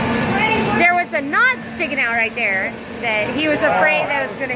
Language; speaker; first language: English; native; English